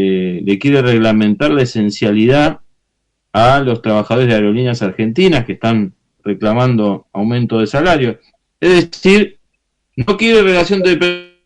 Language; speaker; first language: Spanish; native; Spanish